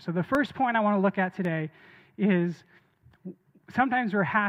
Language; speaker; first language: English; native; English